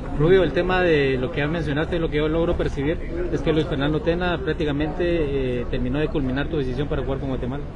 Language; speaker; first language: Spanish; native; Spanish